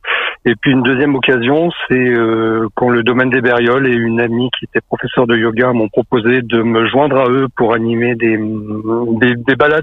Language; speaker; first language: French; native; French